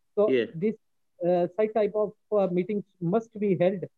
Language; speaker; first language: English; non-native, local second language; Urdu